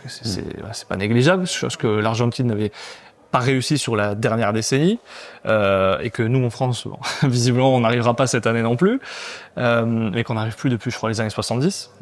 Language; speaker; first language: French; native; French